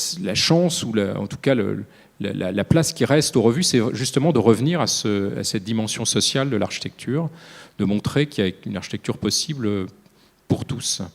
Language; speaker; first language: French; native; French